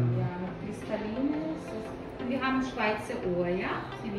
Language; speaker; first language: German; non-native, fluent; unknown